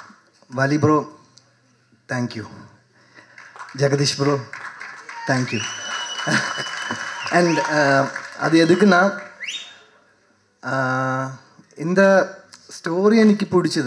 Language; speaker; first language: Tamil; non-native, learner; Malayalam